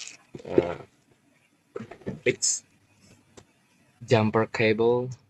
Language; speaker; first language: English; non-native, learner; Indonesian